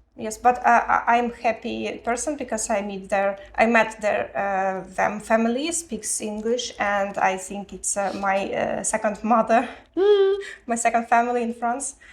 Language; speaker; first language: English; non-native, learner; Ukrainian